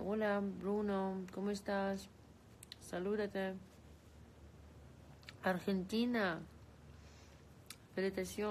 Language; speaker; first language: Spanish; non-native, learner; Russian